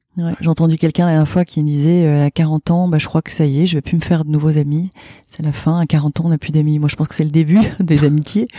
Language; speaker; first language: French; native; French